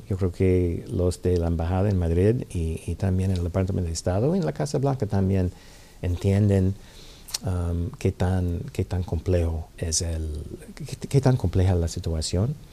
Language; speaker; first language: Spanish; non-native, fluent; English